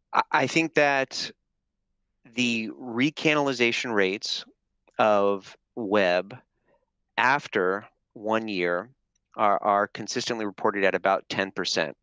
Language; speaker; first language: English; native; English